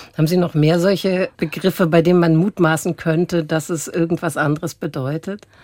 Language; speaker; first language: German; native; German